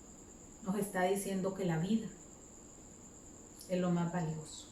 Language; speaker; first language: Spanish; native; Spanish